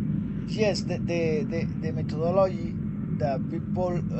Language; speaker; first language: English; non-native, learner; Spanish